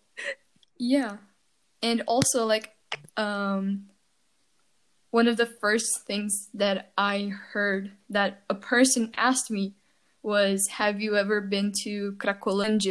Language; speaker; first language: English; non-native, fluent; Portuguese